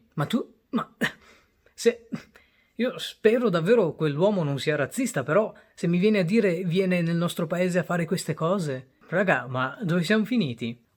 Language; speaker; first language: Italian; early bilingual, other home language; Bangla